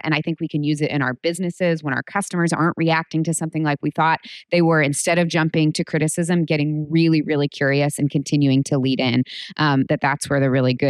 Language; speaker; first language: English; native; English